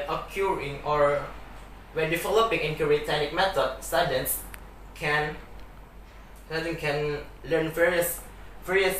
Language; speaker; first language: English; non-native, learner; Indonesian